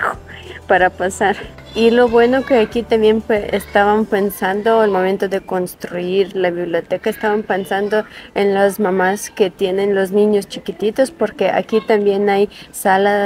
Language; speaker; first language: Spanish; non-native, fluent; Ukrainian